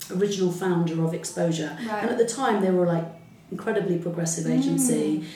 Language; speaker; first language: English; early bilingual, other home language; Arabic